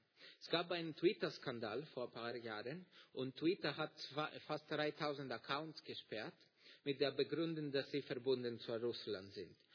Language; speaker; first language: German; non-native, fluent; Greek